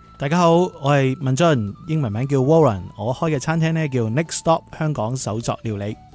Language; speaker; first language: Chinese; non-native, local second language; Cantonese